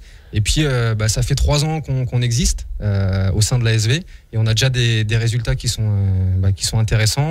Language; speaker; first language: French; native; French